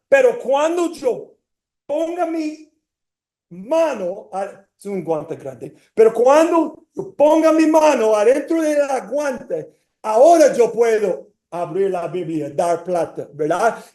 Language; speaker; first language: Spanish; non-native, fluent; English